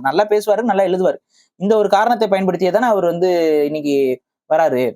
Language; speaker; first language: Tamil; native; Tamil